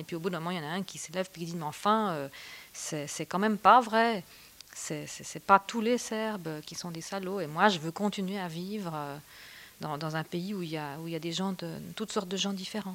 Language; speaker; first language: French; native; French